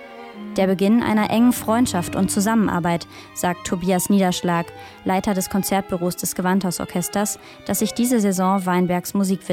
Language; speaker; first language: German; native; German